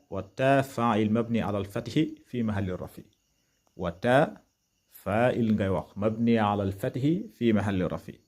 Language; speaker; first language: Arabic; non-native, fluent; Wolof